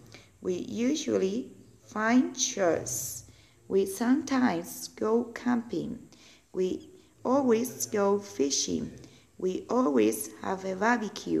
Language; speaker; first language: English; non-native, learner; Spanish